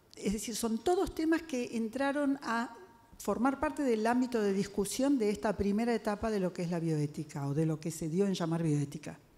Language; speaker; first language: Spanish; native; Spanish